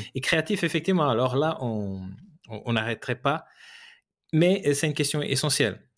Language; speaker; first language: French; non-native, fluent; Portuguese